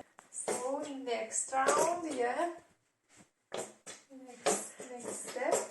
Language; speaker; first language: English; non-native, learner; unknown